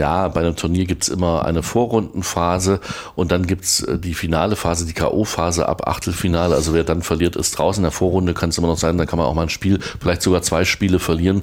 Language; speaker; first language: German; native; German